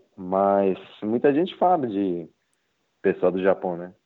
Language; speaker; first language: Portuguese; non-native, learner; Japanese